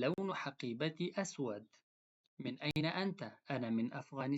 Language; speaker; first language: Arabic; non-native, fluent; Pashto